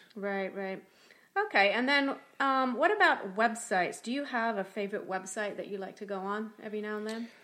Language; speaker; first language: English; native; English